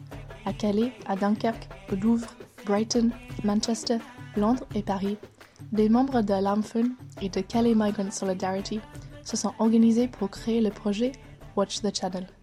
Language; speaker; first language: French; native; French